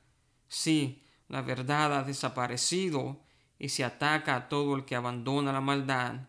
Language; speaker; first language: Spanish; native; Spanish